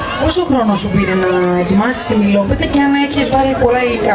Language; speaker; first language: Greek; native; Greek